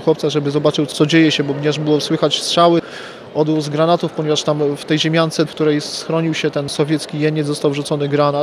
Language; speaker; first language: Polish; native; Polish